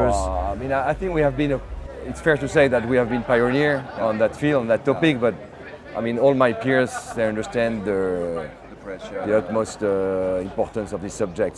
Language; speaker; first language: English; non-native, fluent; French